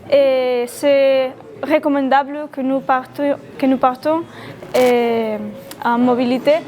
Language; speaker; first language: French; non-native, learner; Spanish